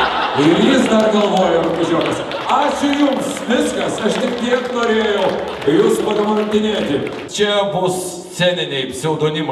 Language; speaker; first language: Lithuanian; native; Lithuanian